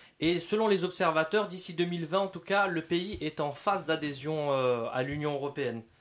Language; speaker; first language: French; native; French